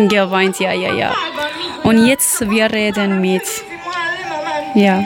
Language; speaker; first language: German; non-native, learner; Persian